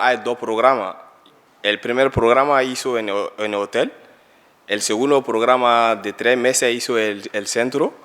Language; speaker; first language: Spanish; non-native, learner; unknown